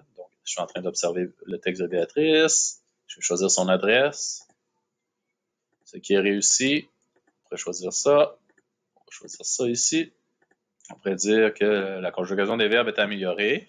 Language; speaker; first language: French; native; French